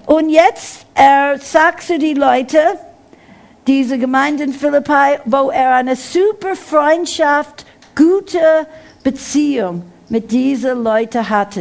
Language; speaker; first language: German; non-native, fluent; English